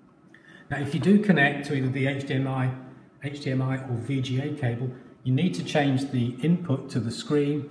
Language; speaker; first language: English; native; English